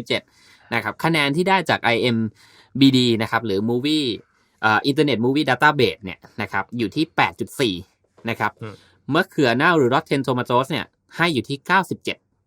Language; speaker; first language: Thai; native; Thai